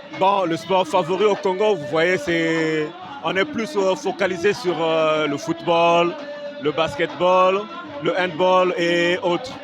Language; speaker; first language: French; non-native, local second language; Lingala